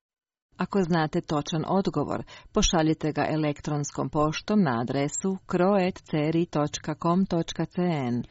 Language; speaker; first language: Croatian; non-native, fluent; Chinese